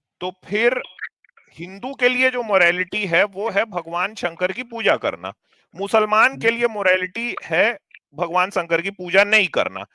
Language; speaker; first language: Hindi; native; Hindi